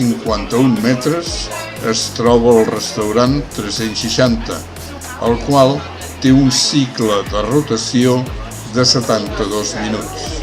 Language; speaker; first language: Catalan; native; Catalan